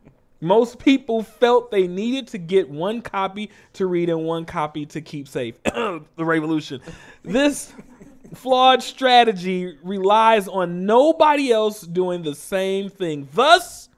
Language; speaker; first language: English; native; English